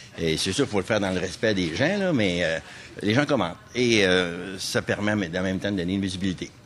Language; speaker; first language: French; native; French